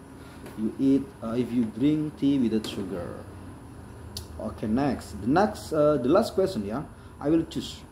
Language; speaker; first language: English; non-native, learner; Indonesian